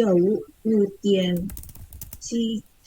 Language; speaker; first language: Chinese; non-native, learner; Indonesian